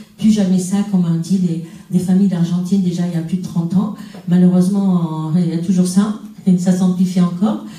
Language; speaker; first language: French; non-native, local second language; Arabic